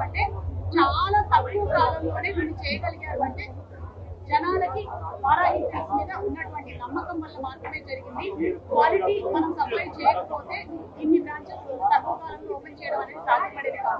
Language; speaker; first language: Telugu; native; Telugu